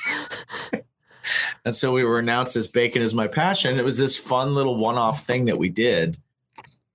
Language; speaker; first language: English; native; English